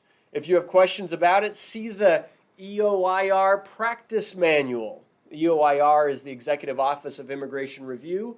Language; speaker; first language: English; native; English